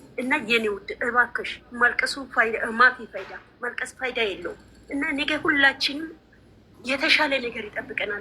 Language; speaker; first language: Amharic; native; Amharic